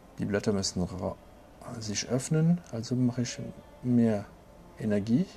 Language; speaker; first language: German; non-native, local second language; French